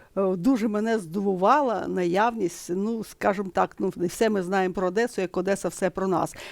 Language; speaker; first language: Ukrainian; native; Ukrainian